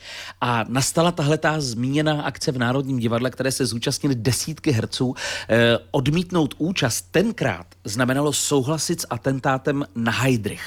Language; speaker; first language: Czech; native; Czech